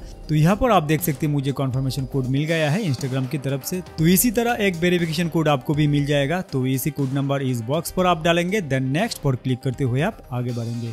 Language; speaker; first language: Hindi; non-native, local second language; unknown